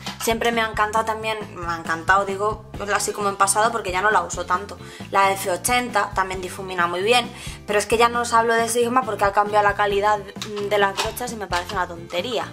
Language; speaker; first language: Spanish; native; Spanish